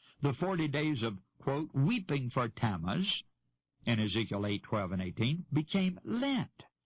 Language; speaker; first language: English; native; English